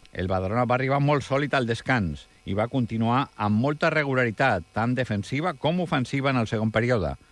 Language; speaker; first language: Catalan; native; Catalan